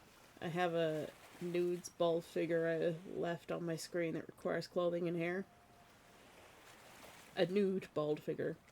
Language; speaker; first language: English; native; English